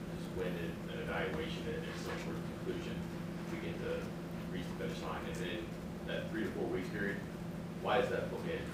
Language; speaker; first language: English; native; English